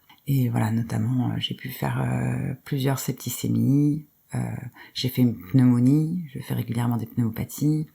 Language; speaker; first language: French; native; French